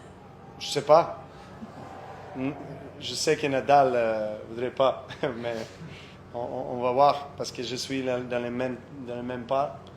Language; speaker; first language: French; non-native, fluent; Serbian